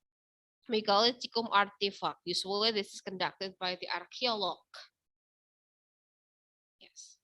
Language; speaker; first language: English; non-native, fluent; Indonesian